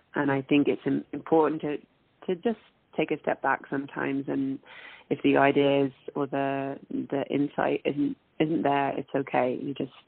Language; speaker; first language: English; native; English